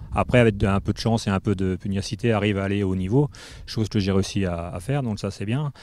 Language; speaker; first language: French; native; French